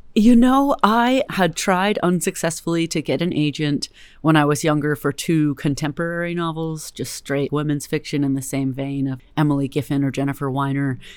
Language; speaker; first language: English; native; English